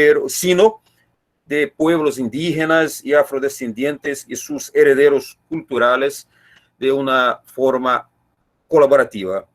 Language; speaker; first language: Spanish; non-native, learner; Portuguese